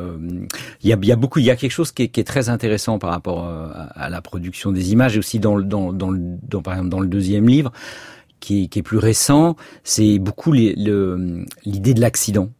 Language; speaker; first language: French; native; French